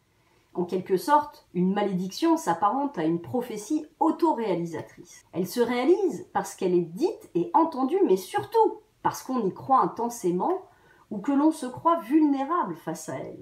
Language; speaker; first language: French; native; French